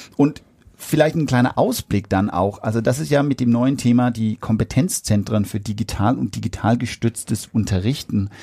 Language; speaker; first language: German; non-native, fluent; Danish